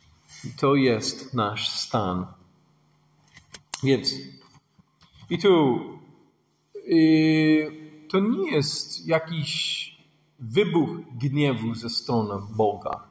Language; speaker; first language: Polish; non-native, fluent; English